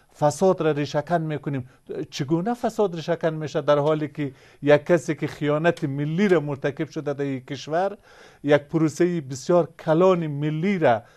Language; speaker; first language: Persian; native; Persian